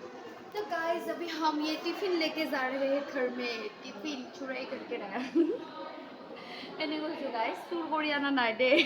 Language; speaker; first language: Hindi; non-native, local second language; Assamese